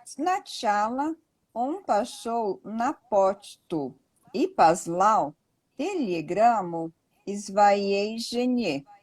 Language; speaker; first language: Russian; non-native, learner; Portuguese